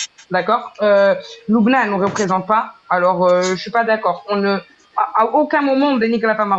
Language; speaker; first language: French; native; French